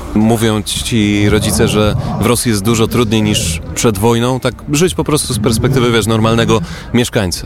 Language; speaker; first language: Polish; native; Polish